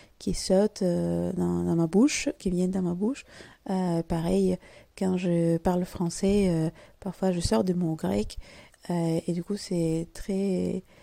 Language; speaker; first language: French; non-native, fluent; Greek